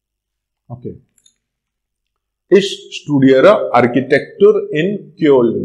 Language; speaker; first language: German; non-native, learner; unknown